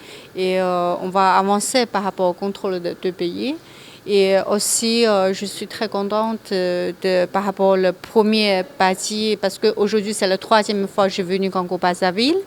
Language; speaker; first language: French; non-native, learner; Chinese